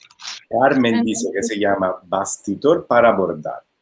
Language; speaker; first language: Spanish; non-native, fluent; Italian